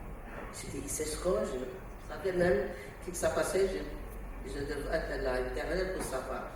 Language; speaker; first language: French; non-native, learner; Portuguese